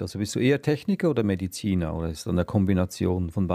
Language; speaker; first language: German; native; German